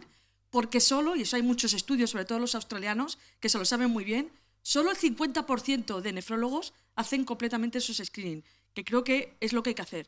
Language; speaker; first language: Spanish; native; Spanish